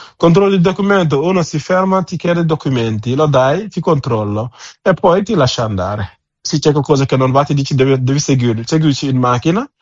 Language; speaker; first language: Italian; non-native, fluent; Wolof